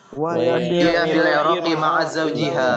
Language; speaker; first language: Arabic; non-native, learner; Indonesian